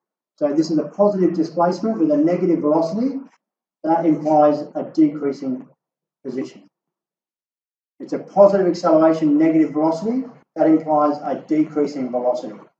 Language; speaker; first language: English; native; English